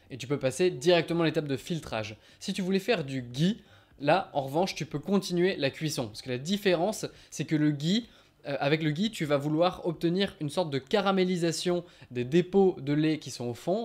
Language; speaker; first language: French; native; French